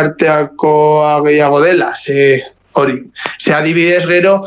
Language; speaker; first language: Basque; non-native, local second language; Spanish